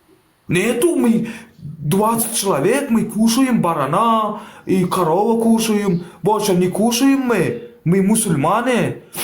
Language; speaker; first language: Russian; non-native, learner; Turkmen